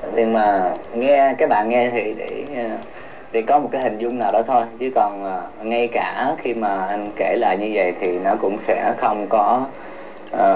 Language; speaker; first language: Vietnamese; early bilingual, heritage; Vietnamese